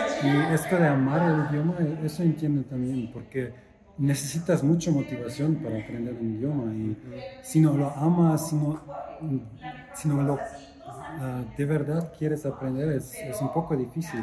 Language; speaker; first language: Spanish; non-native, fluent; German